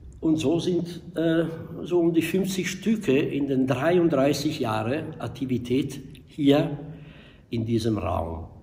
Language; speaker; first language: German; non-native, fluent; Italian